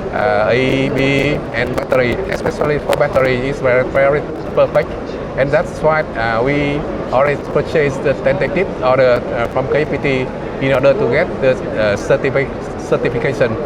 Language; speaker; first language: English; non-native, learner; Vietnamese